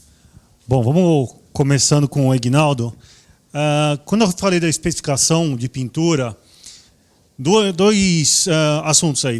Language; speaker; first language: Portuguese; native; Portuguese